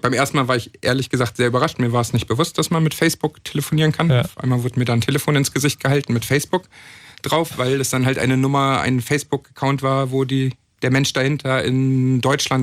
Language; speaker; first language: German; native; German